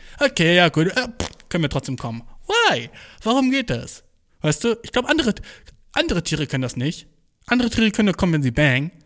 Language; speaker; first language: German; early bilingual, other home language; Turkish